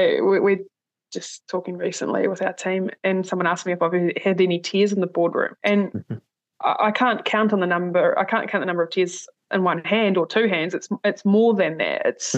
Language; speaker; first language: English; native; English